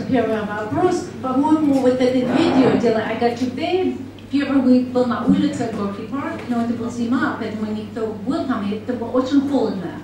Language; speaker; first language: Russian; non-native, learner; English